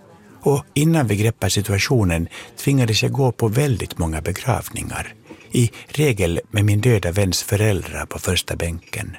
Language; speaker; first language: Swedish; native; Swedish